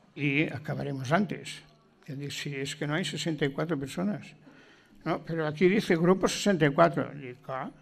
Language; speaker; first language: Spanish; non-native, local second language; Catalan